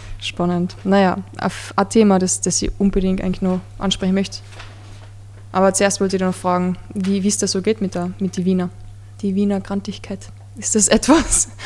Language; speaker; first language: German; native; German